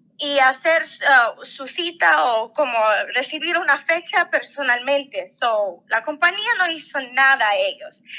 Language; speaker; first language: Spanish; non-native, fluent; Russian